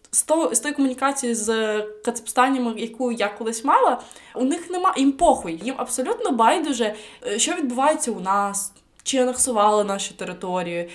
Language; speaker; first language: Ukrainian; non-native, local second language; Russian